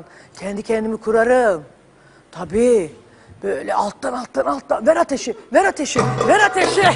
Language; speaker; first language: Turkish; native; Turkish